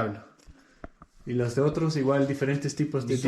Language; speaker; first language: Spanish; non-native, learner; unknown